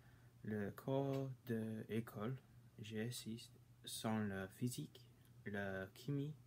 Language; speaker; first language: French; non-native, learner; English